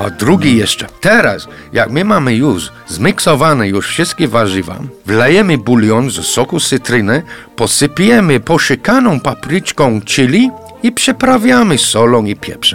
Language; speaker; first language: Polish; non-native, fluent; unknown